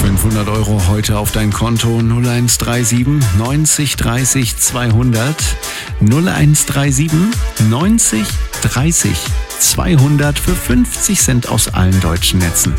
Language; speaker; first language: German; native; German